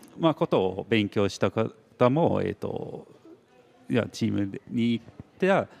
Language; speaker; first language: Japanese; non-native, fluent; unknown